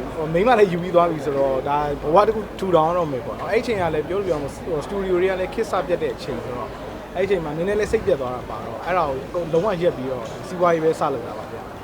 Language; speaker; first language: Burmese; native; Burmese